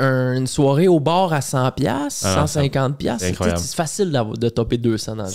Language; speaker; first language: French; native; French